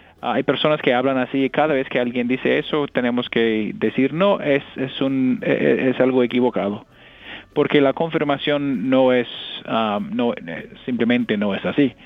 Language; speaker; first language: Spanish; non-native, fluent; English